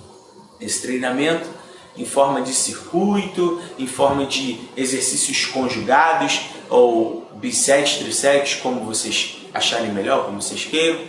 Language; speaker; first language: Portuguese; native; Portuguese